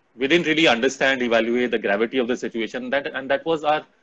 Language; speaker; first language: English; non-native, local second language; Hindi